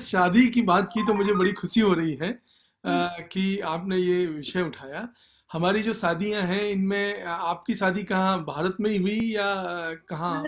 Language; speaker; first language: Hindi; native; Hindi